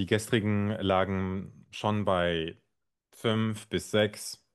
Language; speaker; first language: German; non-native, fluent; Arabic